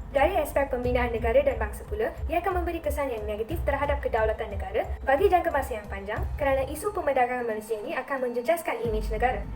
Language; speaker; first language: Malay; non-native, local second language; Tamil